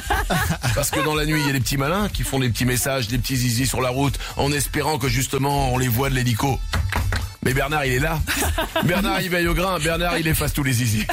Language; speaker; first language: French; native; French